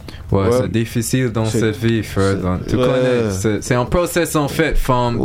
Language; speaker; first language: French; non-native, learner; English